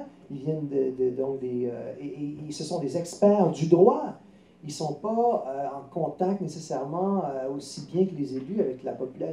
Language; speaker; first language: French; native; French